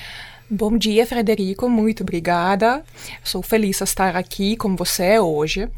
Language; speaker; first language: Portuguese; non-native, fluent; Ukrainian